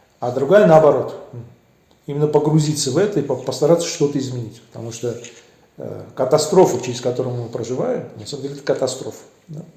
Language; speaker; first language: Russian; early bilingual, other home language; Armenian